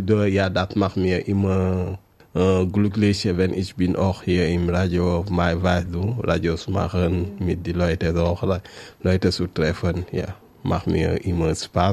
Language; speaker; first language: German; non-native, learner; French